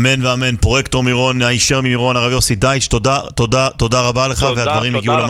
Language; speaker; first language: Hebrew; native; Hebrew